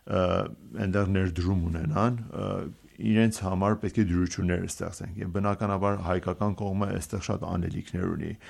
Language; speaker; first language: Armenian; native; Armenian